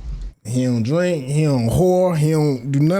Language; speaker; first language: English; native; English